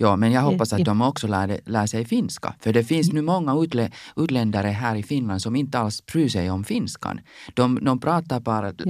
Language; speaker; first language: Swedish; non-native, local second language; Finnish